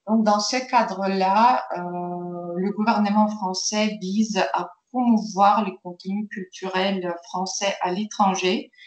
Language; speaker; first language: French; non-native, fluent; Ukrainian